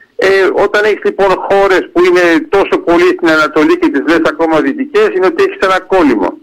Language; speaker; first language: Greek; early bilingual, heritage; Greek